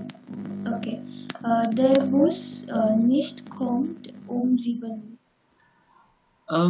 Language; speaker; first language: German; non-native, learner; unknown